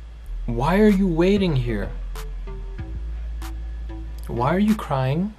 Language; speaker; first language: English; non-native, fluent; Portuguese